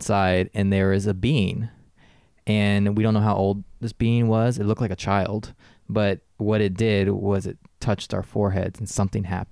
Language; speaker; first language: English; native; English